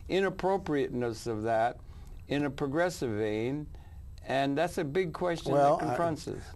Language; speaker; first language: English; native; English